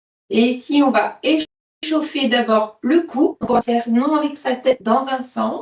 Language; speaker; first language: French; native; French